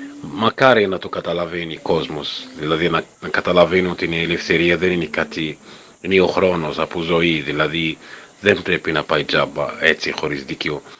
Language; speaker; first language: Greek; non-native, fluent; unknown